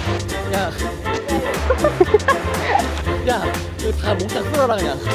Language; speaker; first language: Korean; native; Korean